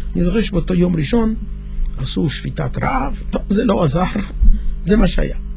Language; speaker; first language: Hebrew; non-native, fluent; Yiddish